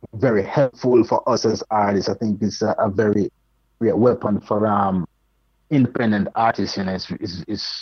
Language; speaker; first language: English; non-native, local second language; Jamaican Creole English